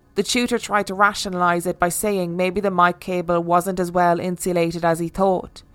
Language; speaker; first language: English; native; English